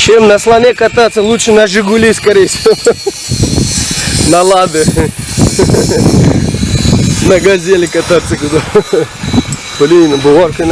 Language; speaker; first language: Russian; non-native, fluent; Tajik